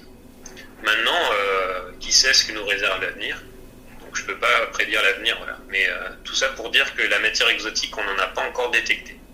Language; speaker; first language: French; native; French